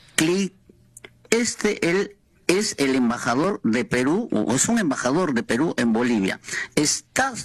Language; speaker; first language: Spanish; native; Spanish